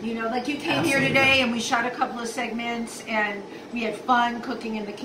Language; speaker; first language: English; native; English